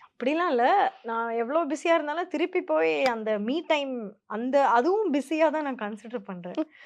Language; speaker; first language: Tamil; native; Tamil